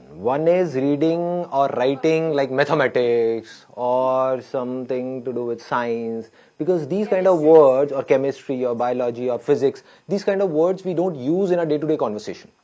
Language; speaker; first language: English; non-native, local second language; Hindi